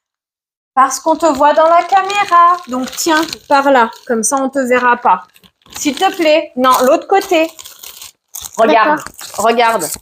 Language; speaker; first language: French; native; French